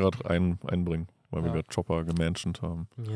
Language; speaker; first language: German; native; German